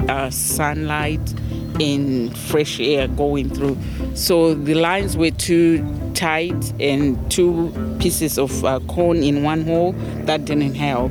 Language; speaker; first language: English; non-native, local second language; Shona